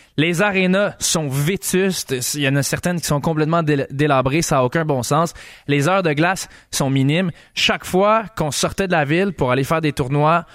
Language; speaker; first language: French; native; French